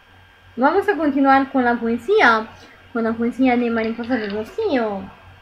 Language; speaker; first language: Spanish; non-native, learner; Italian